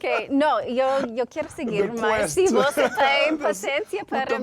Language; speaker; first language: Portuguese; non-native, learner; English